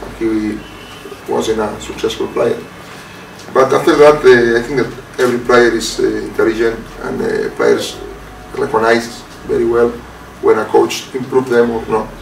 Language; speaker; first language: English; non-native, fluent; Spanish